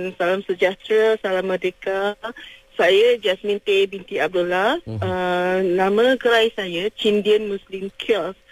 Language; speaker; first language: Malay; non-native, local second language; Min Nan Chinese